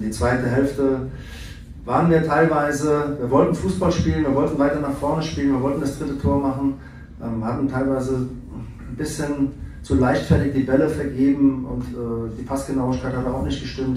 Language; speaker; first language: German; native; German